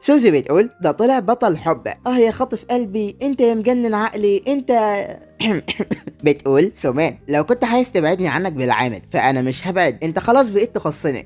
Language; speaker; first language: Arabic; native; Arabic